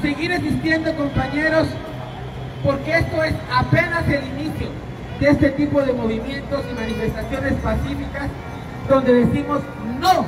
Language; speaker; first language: Spanish; native; Spanish